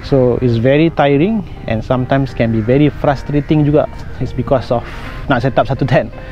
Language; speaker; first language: English; non-native, local second language; Malay